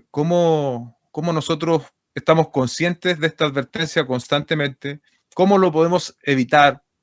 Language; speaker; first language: Spanish; native; Spanish